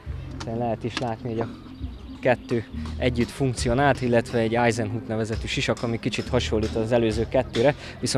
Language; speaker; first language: Hungarian; native; Hungarian